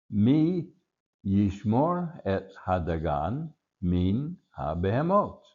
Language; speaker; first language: Hebrew; non-native, learner; English